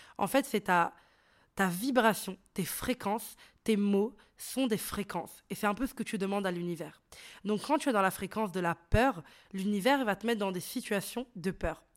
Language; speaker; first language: French; early bilingual, other home language; Arabic